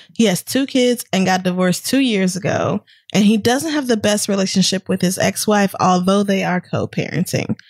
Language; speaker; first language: English; native; English